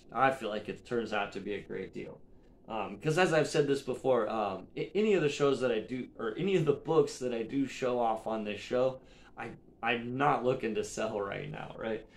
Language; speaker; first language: English; native; English